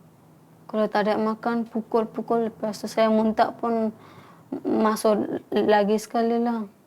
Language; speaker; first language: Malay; non-native, learner; Bangla